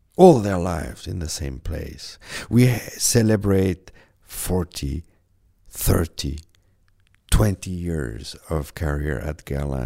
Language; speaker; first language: English; non-native, fluent; French